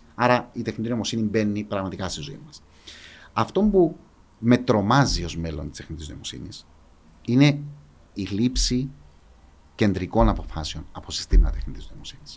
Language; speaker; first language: Greek; native; Greek